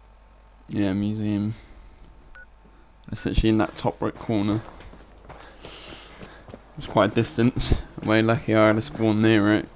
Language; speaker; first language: English; native; English